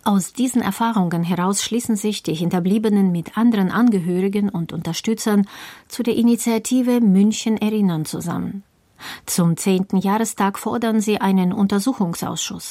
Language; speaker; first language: German; native; German